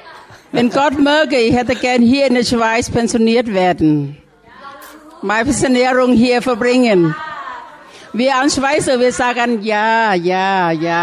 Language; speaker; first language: German; non-native, fluent; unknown